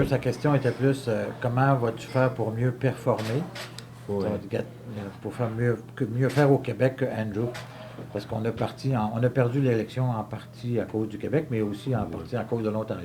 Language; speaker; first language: French; native; French